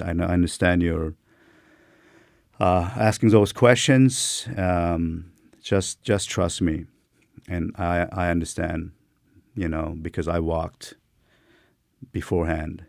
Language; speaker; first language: English; non-native, fluent; Turkmen